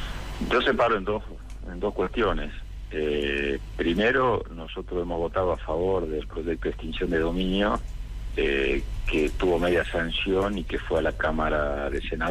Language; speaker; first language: Spanish; native; Spanish